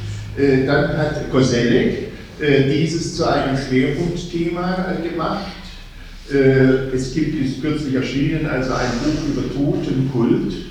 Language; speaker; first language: German; native; German